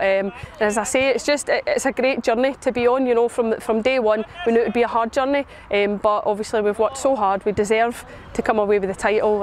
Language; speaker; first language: English; native; English